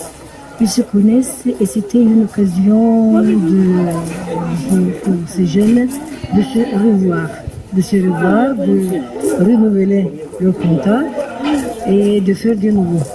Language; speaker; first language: French; non-native, fluent; Bulgarian